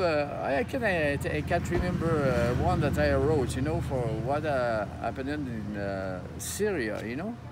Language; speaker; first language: English; non-native, fluent; French